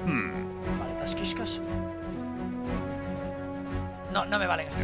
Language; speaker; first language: Spanish; native; Spanish